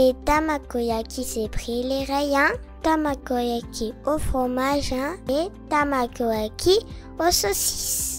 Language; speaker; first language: French; non-native, learner; Malagasy